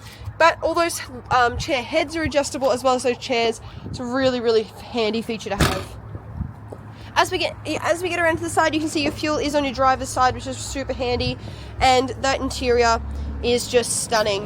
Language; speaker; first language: English; native; English